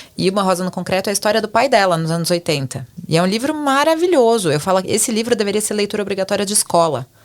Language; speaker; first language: Portuguese; native; Portuguese